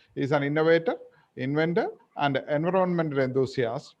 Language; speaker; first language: English; non-native, local second language; Malayalam